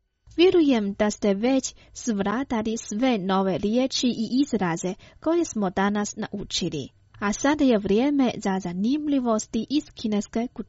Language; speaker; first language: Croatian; non-native, fluent; Chinese